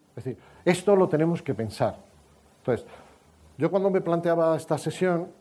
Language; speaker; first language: Spanish; native; Spanish